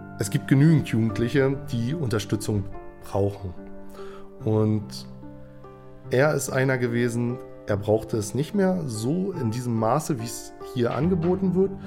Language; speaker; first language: German; native; German